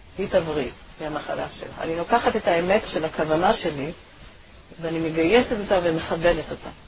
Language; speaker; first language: Hebrew; native; Hebrew